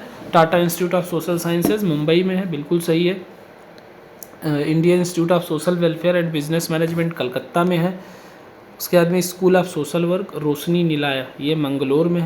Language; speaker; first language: Hindi; native; Hindi